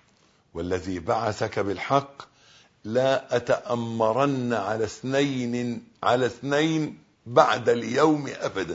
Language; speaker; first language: Arabic; native; Arabic